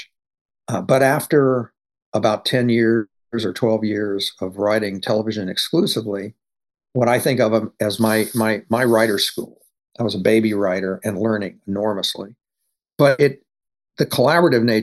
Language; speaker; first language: English; native; English